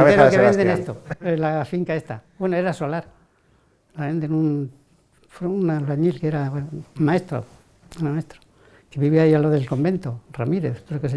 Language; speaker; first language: Spanish; native; Spanish